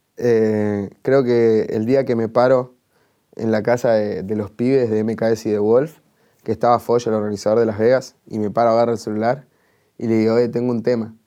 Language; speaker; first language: Spanish; native; Spanish